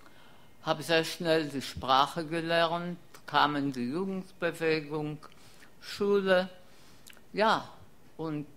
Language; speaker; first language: German; non-native, fluent; Polish